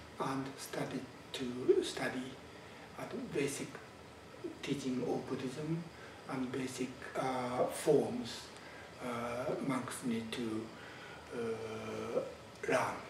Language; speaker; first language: English; non-native, fluent; Japanese